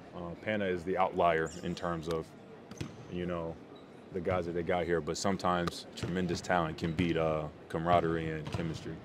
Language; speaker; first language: English; native; English